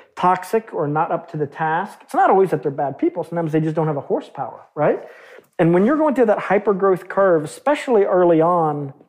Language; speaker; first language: English; native; English